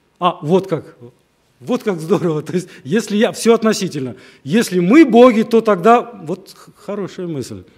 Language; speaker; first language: Russian; native; Russian